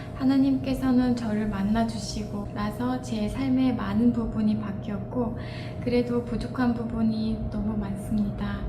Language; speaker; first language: Korean; non-native, fluent; Mongolian